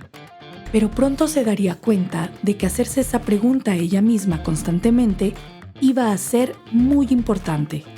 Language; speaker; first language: Spanish; native; Spanish